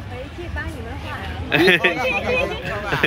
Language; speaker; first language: Chinese; non-native, fluent; Vietnamese